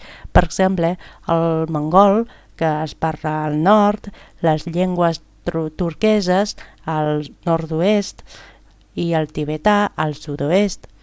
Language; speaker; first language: Catalan; non-native, fluent; Chinese